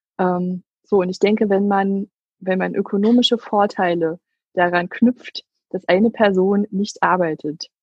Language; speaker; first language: German; native; German